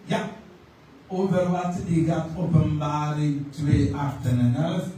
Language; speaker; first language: Dutch; non-native, learner; French